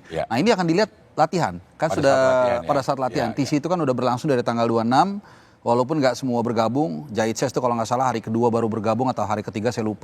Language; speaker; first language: Indonesian; native; Indonesian